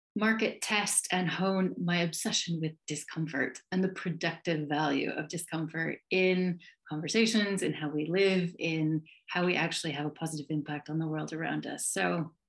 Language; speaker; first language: English; native; English